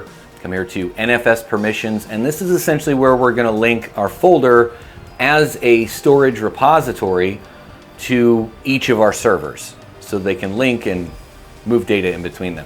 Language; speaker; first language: English; native; English